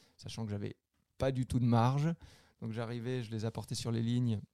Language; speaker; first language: French; native; French